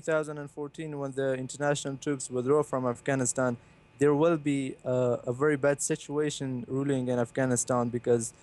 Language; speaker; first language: English; non-native, fluent; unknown